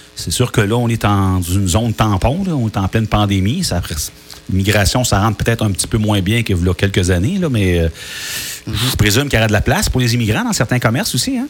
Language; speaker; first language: French; native; French